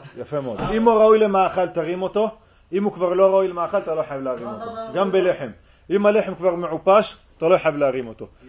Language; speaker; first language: Hebrew; native; Hebrew